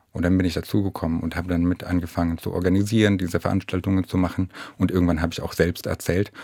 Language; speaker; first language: German; non-native, fluent; Arabic